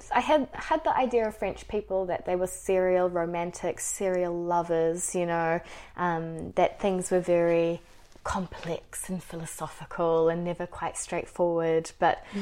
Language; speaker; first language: English; native; English